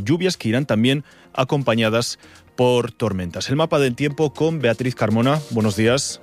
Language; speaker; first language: Spanish; native; Spanish